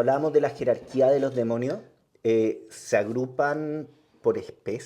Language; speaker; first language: Spanish; native; Spanish